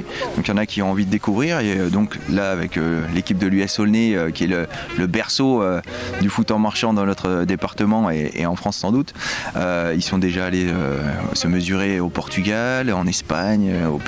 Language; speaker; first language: French; native; French